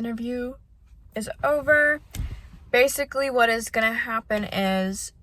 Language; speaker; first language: English; native; English